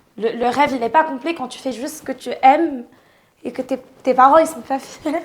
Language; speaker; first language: French; non-native, local second language; Arabic